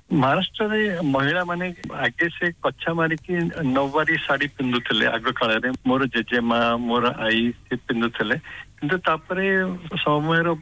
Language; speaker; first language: Odia; non-native, local second language; Marathi